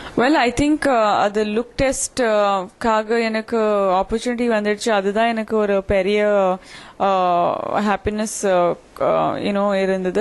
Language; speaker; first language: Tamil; non-native, fluent; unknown